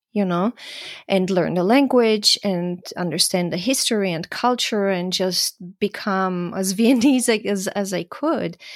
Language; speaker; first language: English; non-native, fluent; Croatian